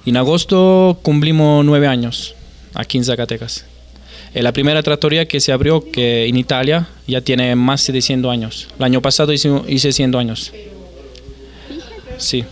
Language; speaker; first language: Spanish; non-native, fluent; Italian